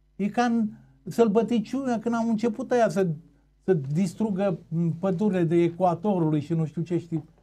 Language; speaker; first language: Romanian; native; Romanian